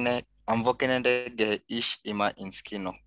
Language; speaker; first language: German; non-native, learner; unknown